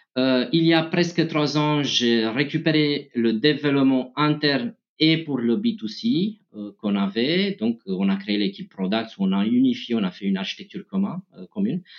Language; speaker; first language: French; non-native, fluent; Romanian